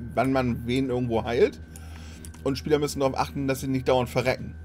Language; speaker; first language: German; native; German